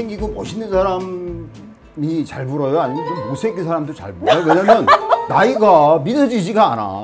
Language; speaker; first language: Korean; native; Korean